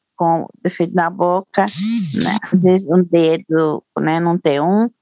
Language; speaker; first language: Portuguese; non-native, local second language; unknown